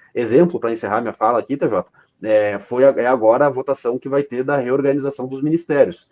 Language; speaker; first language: Portuguese; native; Portuguese